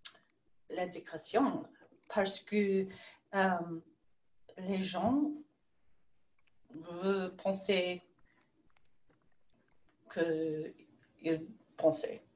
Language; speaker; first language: French; non-native, learner; English